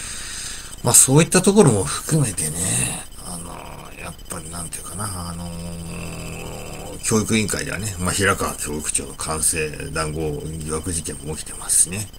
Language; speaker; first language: Japanese; native; Japanese